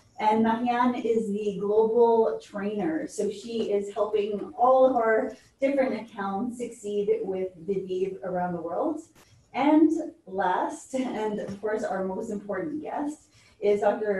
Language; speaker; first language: English; native; English